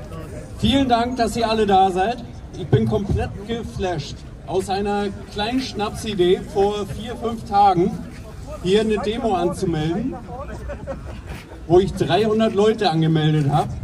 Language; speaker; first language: German; native; German